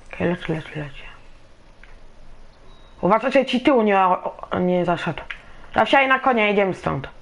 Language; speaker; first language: Polish; native; Polish